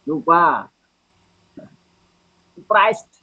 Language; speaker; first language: English; non-native, learner; Indonesian